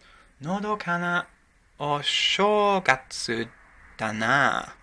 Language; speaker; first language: Japanese; non-native, learner; English